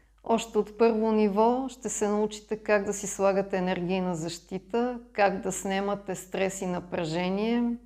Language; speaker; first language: Bulgarian; non-native, fluent; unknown